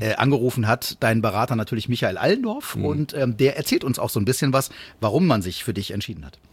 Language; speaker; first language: German; native; German